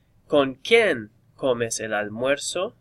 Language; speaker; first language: Spanish; non-native, fluent; English